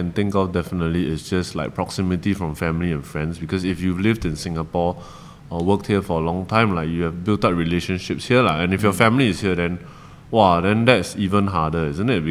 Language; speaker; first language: English; non-native, local second language; Chinese